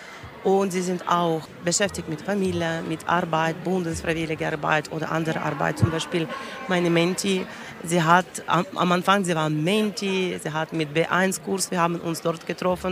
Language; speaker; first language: German; non-native, learner; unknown